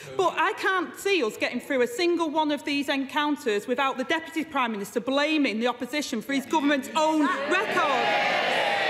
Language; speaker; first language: English; native; English